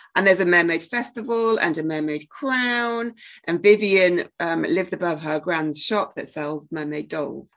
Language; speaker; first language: English; native; English